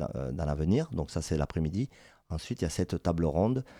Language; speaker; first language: French; native; French